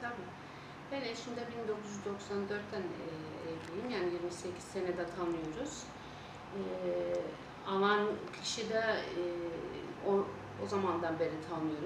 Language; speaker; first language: Turkish; non-native, fluent; German